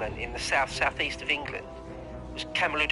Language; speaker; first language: English; native; English